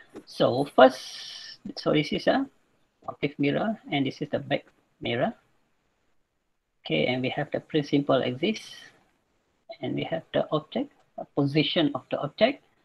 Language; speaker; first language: English; non-native, local second language; Malay